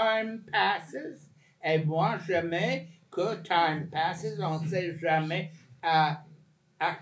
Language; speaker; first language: French; non-native, fluent; English